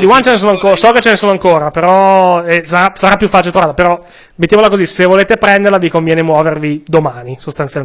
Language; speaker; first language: Italian; native; Italian